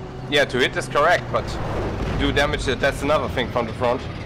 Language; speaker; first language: English; non-native, fluent; German